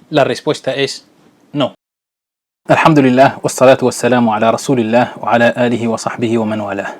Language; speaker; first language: Spanish; non-native, fluent; Arabic